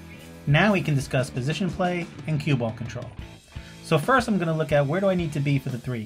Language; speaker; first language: English; native; English